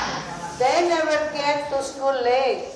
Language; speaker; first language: English; non-native, learner; Indonesian